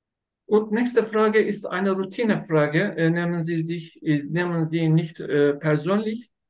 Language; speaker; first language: German; non-native, learner; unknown